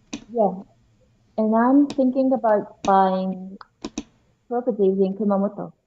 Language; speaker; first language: English; non-native, learner; Japanese